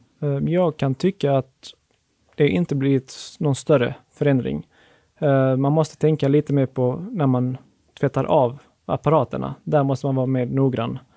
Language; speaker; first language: Swedish; native; Swedish